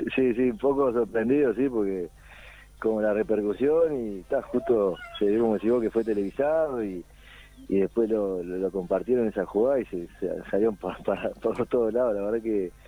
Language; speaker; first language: Spanish; native; Spanish